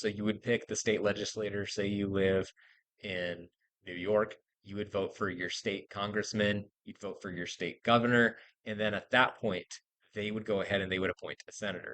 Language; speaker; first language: English; native; English